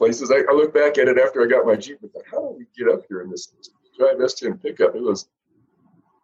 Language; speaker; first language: English; native; English